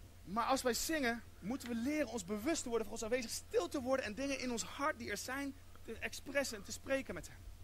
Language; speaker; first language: Dutch; native; Dutch